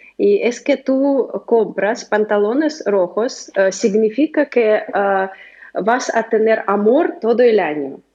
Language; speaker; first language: Spanish; non-native, learner; Russian